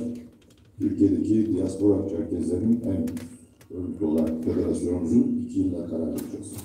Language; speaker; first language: Turkish; native; Turkish